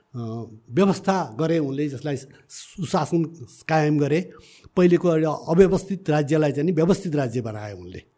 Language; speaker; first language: Nepali; native; Nepali